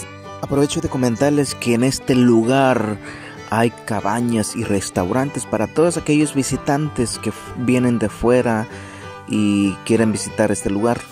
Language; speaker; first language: Spanish; native; Spanish